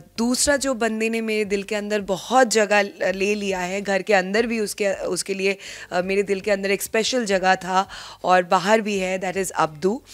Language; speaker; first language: Hindi; non-native, local second language; Bangla